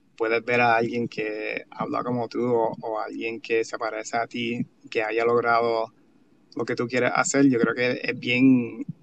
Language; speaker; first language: Spanish; native; Spanish